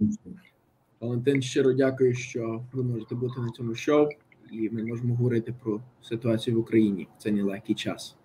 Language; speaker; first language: Ukrainian; early bilingual, heritage; Ukrainian